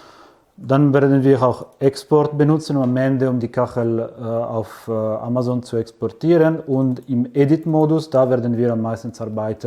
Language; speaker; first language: German; non-native, fluent; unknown